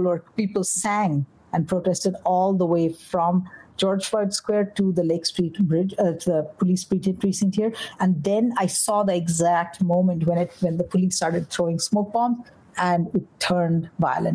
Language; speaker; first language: English; non-native, local second language; Bangla